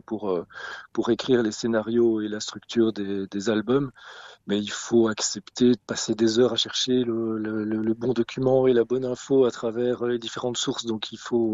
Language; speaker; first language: French; native; French